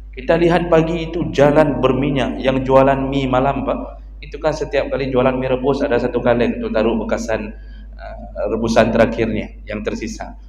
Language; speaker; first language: Malay; non-native, local second language; Achinese